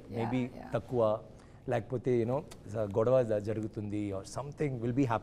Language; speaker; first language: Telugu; non-native, learner; Tamil